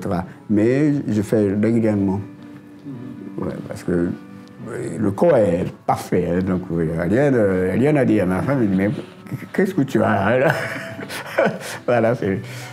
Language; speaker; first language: French; non-native, learner; Japanese